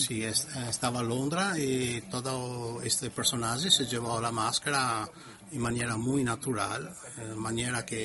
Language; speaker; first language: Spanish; non-native, learner; Italian